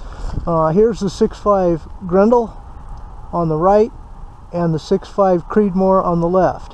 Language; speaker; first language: English; native; English